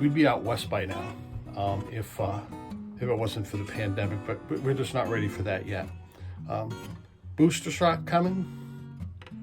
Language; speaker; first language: English; native; English